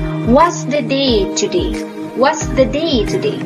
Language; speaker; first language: English; non-native, fluent; Indonesian